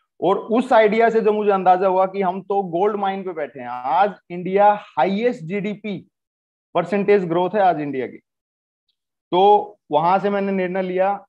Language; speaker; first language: Hindi; native; Hindi